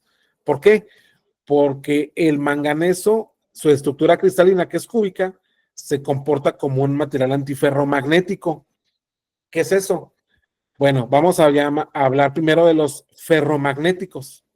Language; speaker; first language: Spanish; native; Spanish